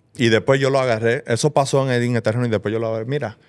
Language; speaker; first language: Spanish; early bilingual, heritage; Spanish